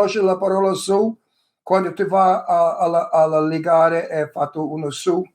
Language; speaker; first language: Italian; early bilingual, heritage; English